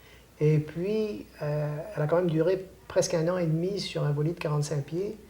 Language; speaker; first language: French; native; French